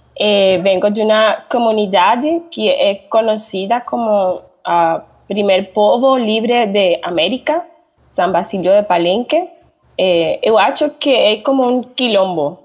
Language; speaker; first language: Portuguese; non-native, learner; Spanish